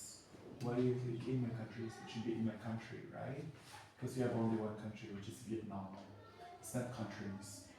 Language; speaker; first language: English; non-native, fluent; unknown